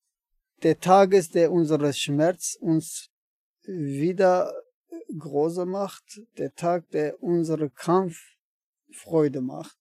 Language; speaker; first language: German; non-native, learner; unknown